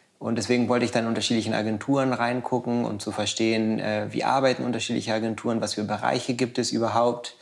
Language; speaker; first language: German; non-native, fluent; Spanish